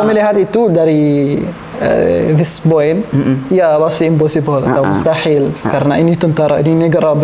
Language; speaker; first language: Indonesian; non-native, learner; Arabic